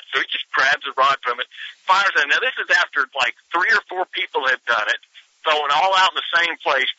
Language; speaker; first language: English; native; English